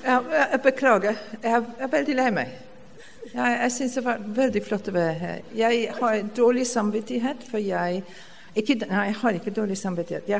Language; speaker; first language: Norwegian; non-native, fluent; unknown